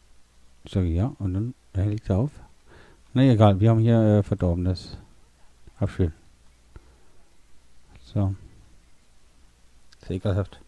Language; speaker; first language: German; native; German